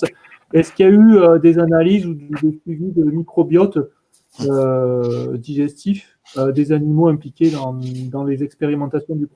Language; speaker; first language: French; native; French